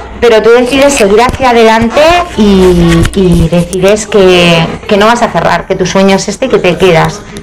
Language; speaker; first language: Spanish; native; Spanish